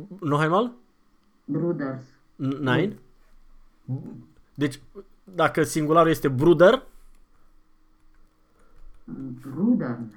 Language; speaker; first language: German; non-native, fluent; Romanian